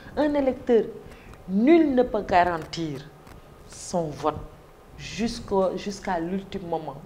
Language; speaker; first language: French; non-native, local second language; Wolof